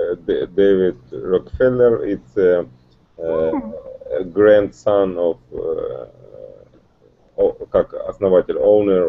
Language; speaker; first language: English; non-native, learner; Russian